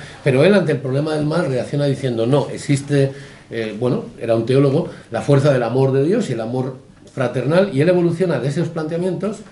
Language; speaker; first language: Spanish; native; Spanish